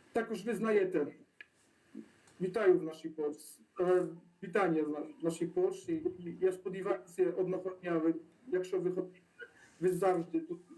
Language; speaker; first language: Ukrainian; non-native, learner; Polish